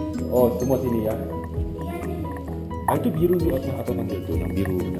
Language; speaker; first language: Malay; non-native, local second language; Cantonese